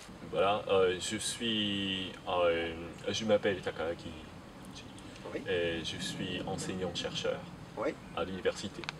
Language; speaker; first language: French; non-native, fluent; Japanese